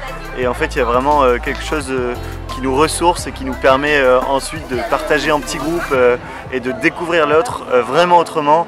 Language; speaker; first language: French; native; French